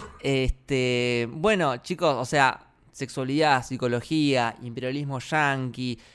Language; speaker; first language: Spanish; native; Spanish